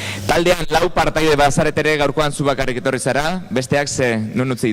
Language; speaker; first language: Basque; native; Basque